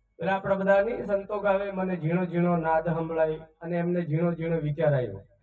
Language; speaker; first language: Gujarati; non-native, local second language; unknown